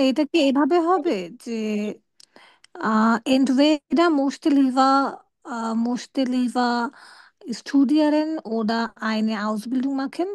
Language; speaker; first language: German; non-native, learner; Bangla